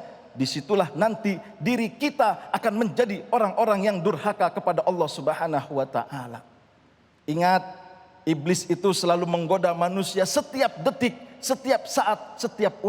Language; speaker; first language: Indonesian; native; Indonesian